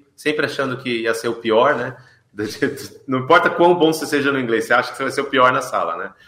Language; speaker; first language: Portuguese; native; Portuguese